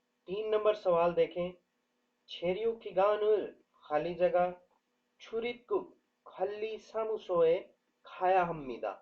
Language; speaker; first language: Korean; non-native, fluent; Urdu